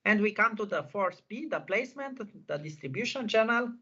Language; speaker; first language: English; non-native, fluent; Romanian